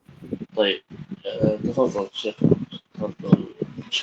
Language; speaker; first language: Arabic; non-native, fluent; Indonesian